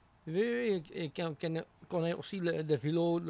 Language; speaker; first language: French; non-native, local second language; Dutch